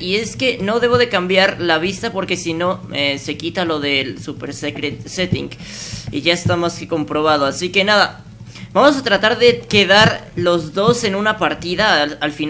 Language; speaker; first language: Spanish; native; Spanish